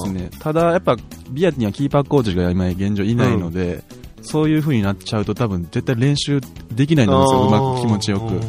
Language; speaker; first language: Japanese; native; Japanese